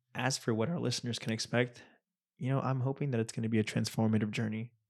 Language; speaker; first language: English; native; English